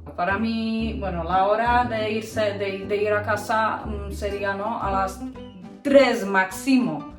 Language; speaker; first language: Spanish; non-native, fluent; Czech